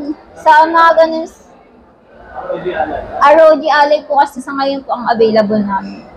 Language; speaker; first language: Filipino; native; Filipino